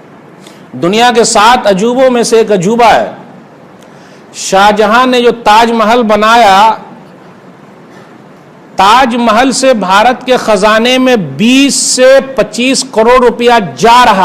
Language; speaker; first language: Hindi; native; Hindi